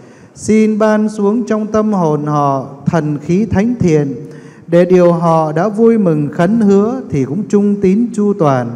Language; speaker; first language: Vietnamese; native; Vietnamese